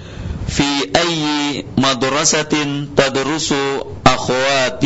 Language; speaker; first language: Arabic; non-native, learner; Indonesian